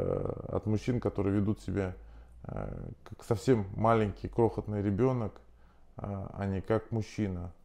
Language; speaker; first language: Russian; native; Russian